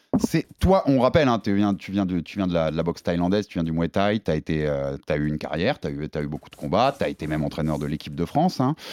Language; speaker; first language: French; native; French